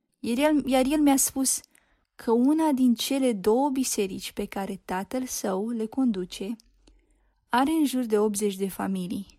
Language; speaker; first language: Romanian; native; Romanian